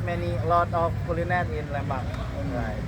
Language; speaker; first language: English; non-native, learner; Indonesian